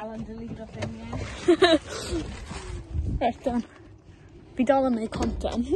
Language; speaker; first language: Welsh; native; Welsh